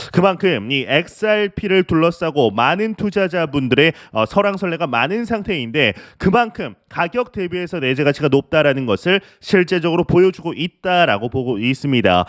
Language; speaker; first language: Korean; native; Korean